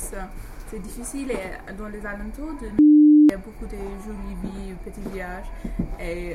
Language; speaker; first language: French; non-native, fluent; English